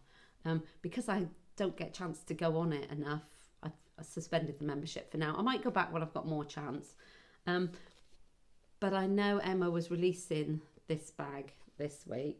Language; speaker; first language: English; native; English